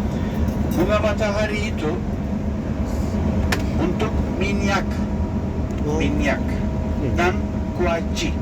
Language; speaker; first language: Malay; non-native, fluent; Turkish